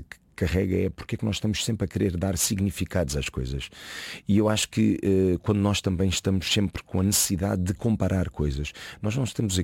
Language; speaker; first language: Portuguese; native; Portuguese